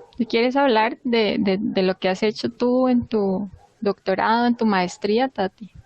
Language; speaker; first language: Spanish; native; Spanish